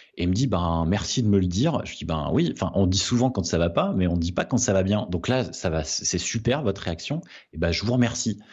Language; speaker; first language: French; native; French